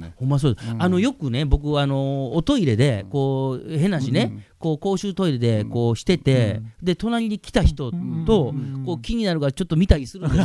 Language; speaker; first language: Japanese; native; Japanese